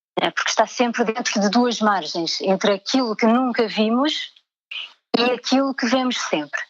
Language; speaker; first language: Portuguese; native; Portuguese